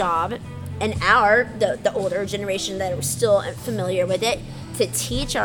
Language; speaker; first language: English; native; English